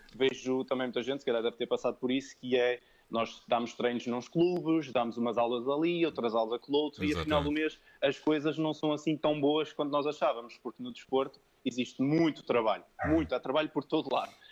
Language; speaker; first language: Portuguese; early bilingual, other home language; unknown